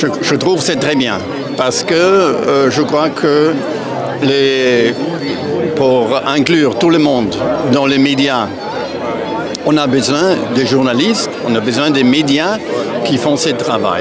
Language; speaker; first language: French; non-native, fluent; German